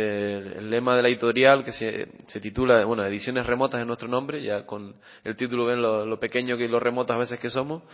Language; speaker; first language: Spanish; native; Spanish